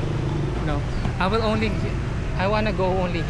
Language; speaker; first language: English; non-native, learner; Filipino